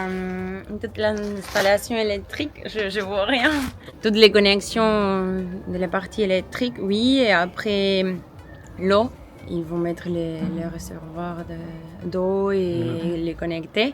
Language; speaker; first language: French; non-native, fluent; Spanish